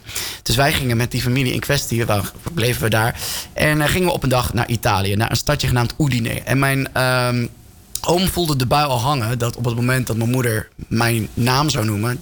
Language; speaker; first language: Dutch; native; Dutch